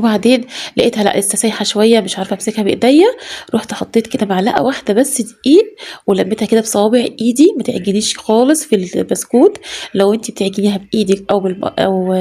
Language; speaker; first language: Arabic; native; Arabic